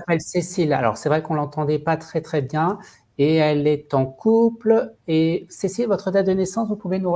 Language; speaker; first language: French; native; French